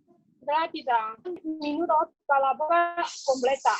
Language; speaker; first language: Spanish; non-native, learner; Chinese